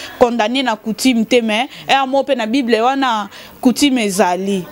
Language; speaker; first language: Lingala; non-native, local second language; Luba-Lulua